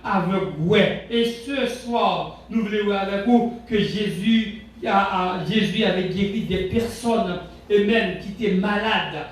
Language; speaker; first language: French; non-native, local second language; Haitian Creole